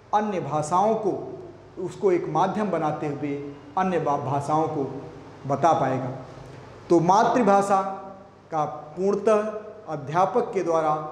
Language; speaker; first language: Hindi; native; Hindi